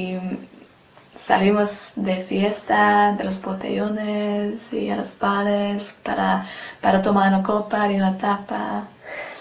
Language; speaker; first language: Spanish; non-native, learner; English